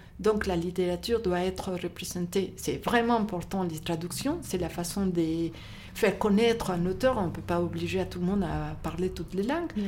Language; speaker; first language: French; non-native, fluent; Spanish